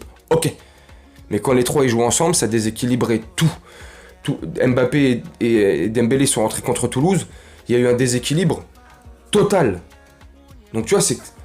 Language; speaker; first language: French; native; French